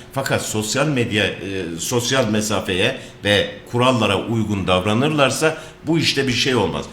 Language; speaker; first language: Turkish; native; Turkish